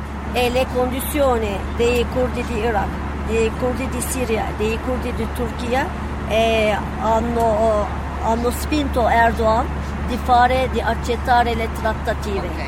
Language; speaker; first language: Italian; non-native, fluent; Turkish